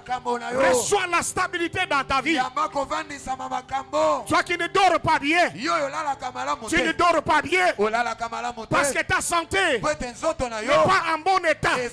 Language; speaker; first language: French; non-native, local second language; Lingala